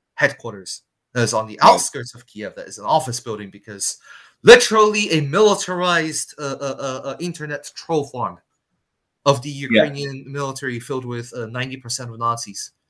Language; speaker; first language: English; non-native, fluent; Chinese